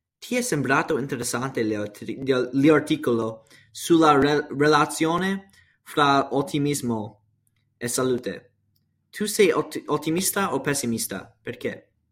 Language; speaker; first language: Italian; non-native, learner; English